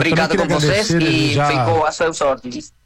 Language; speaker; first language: Portuguese; non-native, learner; Spanish